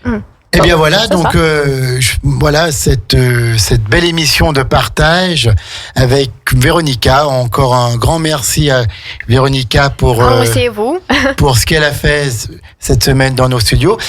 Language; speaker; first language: French; native; French